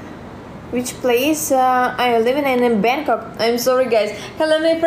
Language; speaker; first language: English; non-native, learner; Russian